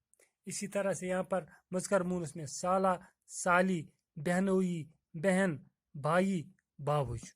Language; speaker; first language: Hindi; non-native, local second language; Kashmiri